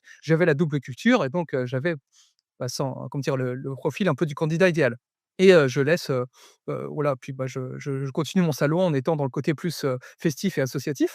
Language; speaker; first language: French; native; French